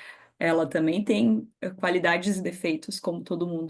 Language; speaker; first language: Portuguese; native; Portuguese